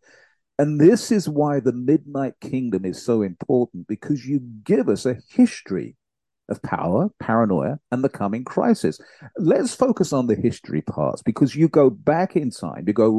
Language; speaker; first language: English; native; English